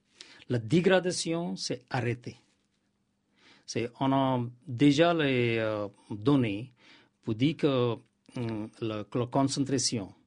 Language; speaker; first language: French; non-native, learner; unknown